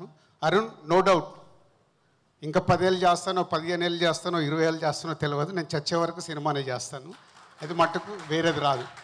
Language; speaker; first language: Telugu; native; Telugu